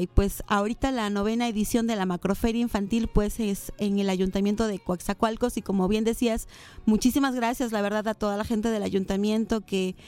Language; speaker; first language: Spanish; native; Spanish